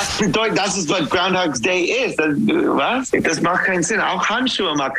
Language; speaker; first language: German; non-native, learner; English